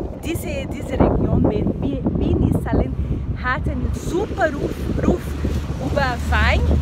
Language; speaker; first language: German; non-native, fluent; Portuguese